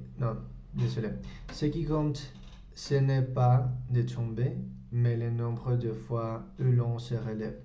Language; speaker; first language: French; non-native, learner; Spanish